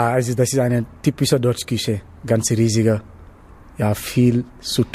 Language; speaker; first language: German; non-native, learner; Wolof